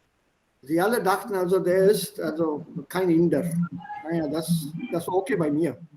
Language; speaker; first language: German; non-native, fluent; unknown